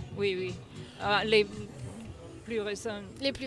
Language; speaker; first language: French; non-native, fluent; Serbian